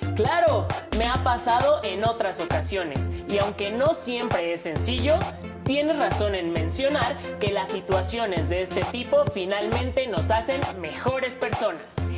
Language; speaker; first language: Spanish; native; Spanish